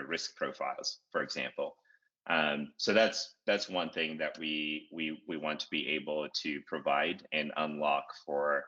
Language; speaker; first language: English; non-native, local second language; Shona